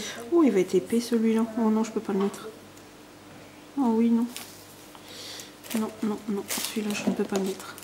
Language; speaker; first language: French; native; French